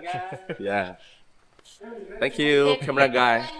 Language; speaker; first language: English; non-native, fluent; Lao